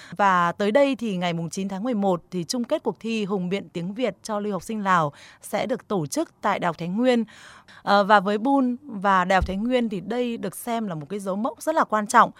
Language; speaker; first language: Vietnamese; native; Vietnamese